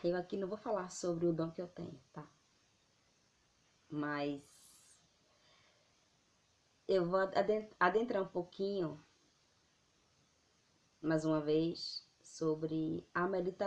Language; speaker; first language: Portuguese; native; Portuguese